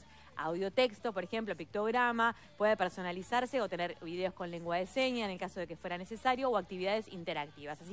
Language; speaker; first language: Spanish; native; Spanish